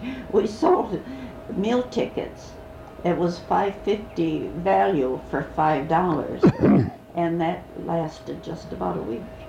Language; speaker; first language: English; early bilingual, other home language; Swedish